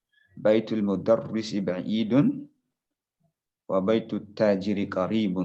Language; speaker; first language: Arabic; non-native, learner; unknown